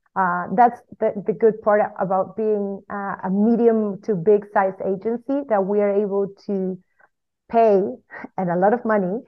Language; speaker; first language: English; non-native, fluent; Spanish